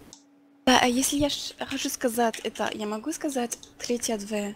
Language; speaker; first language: Russian; non-native, learner; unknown